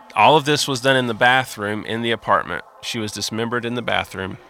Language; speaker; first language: English; native; English